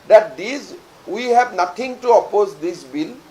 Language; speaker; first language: English; non-native, local second language; Assamese